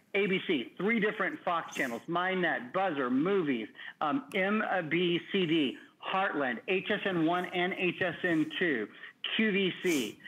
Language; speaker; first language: English; native; English